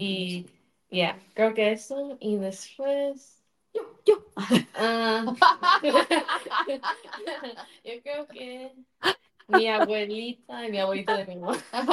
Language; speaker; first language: Spanish; early bilingual, heritage; Spanish